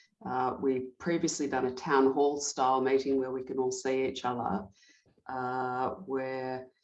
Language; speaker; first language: English; native; English